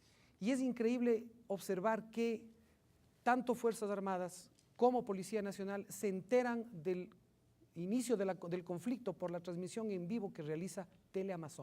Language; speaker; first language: Spanish; native; Spanish